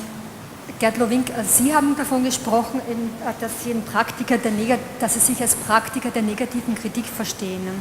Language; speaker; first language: German; native; German